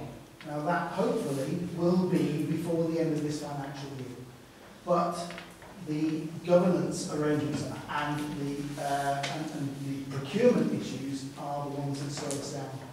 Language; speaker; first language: English; native; English